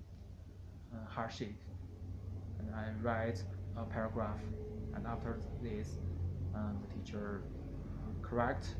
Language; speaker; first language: English; non-native, learner; Chinese